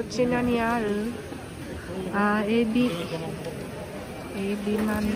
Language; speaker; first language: Japanese; non-native, learner; Vietnamese